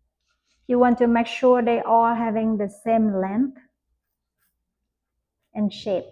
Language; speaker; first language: English; non-native, fluent; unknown